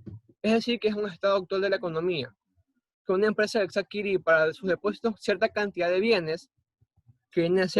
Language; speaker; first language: Spanish; native; Spanish